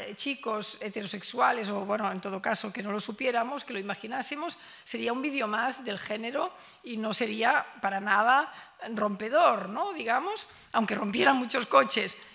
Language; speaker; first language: Spanish; non-native, local second language; Catalan